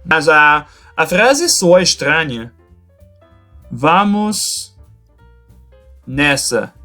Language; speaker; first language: Portuguese; non-native, fluent; French